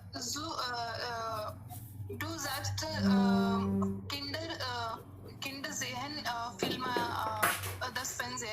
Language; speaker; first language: German; non-native, learner; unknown